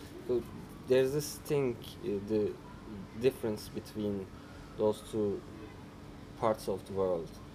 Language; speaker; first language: English; non-native, fluent; Turkish